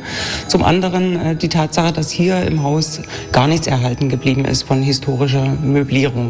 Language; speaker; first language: German; native; German